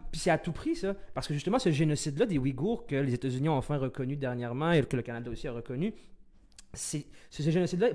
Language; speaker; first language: French; early bilingual, other home language; Arabic